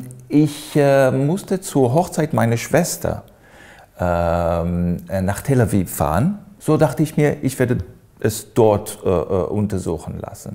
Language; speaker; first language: German; non-native, fluent; Hebrew